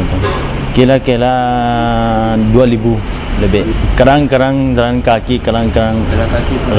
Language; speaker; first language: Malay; non-native, learner; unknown